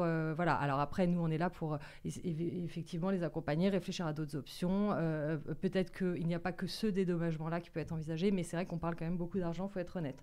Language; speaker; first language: French; native; French